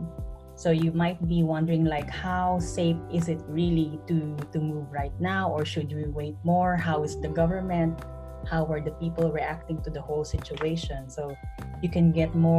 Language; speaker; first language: English; non-native, local second language; Filipino